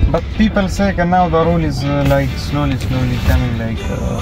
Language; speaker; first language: English; non-native, fluent; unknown